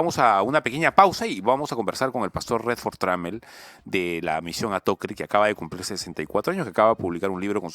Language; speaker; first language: Spanish; native; Spanish